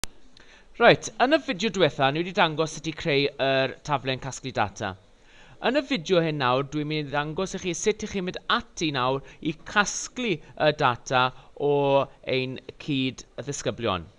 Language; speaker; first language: Welsh; non-native, local second language; English